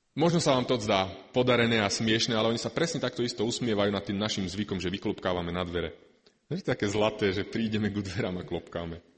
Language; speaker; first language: Slovak; native; Slovak